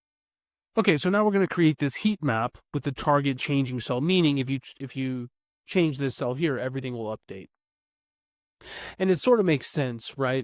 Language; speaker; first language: English; native; English